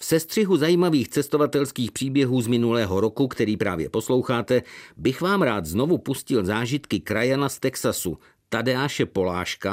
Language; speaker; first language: Czech; native; Czech